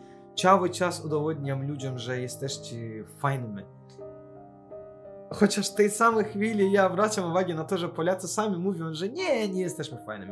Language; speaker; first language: Polish; non-native, fluent; Azerbaijani